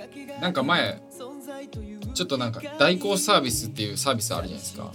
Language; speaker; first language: Japanese; native; Japanese